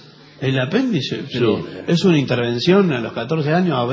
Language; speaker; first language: Spanish; native; Spanish